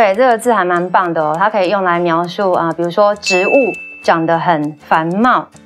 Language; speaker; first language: Chinese; native; Chinese